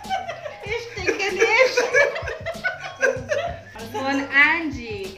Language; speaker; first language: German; non-native, learner; Filipino